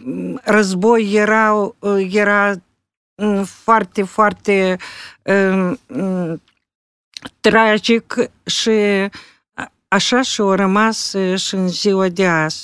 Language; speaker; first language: Romanian; non-native, local second language; Russian